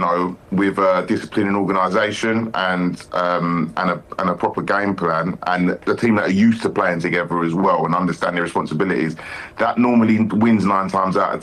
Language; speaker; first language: English; native; English